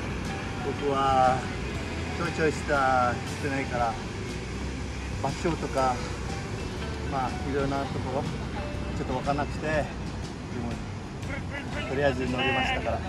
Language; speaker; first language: Japanese; non-native, learner; Indonesian